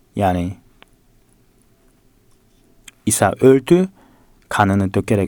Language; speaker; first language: Turkish; non-native, fluent; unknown